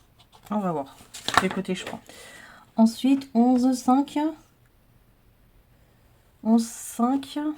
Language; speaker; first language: French; native; French